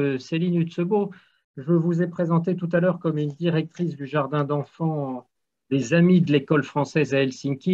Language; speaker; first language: French; native; French